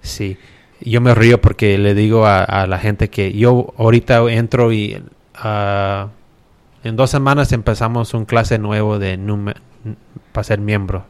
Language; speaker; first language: Spanish; early bilingual, heritage; Spanish